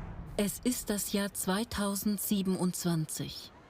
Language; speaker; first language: German; native; German